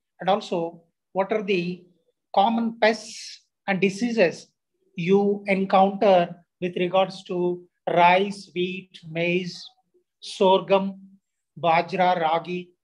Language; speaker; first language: English; non-native, local second language; Telugu